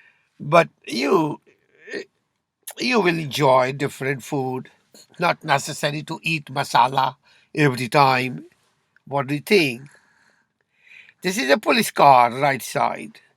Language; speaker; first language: English; non-native, learner; Urdu